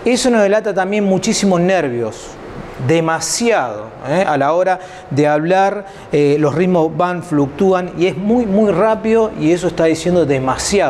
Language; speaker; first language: Spanish; native; Spanish